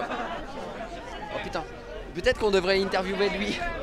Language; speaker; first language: French; native; French